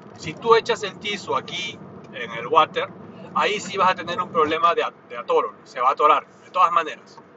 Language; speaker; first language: Spanish; native; Spanish